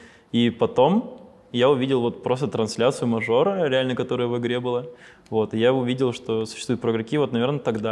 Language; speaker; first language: Russian; native; Russian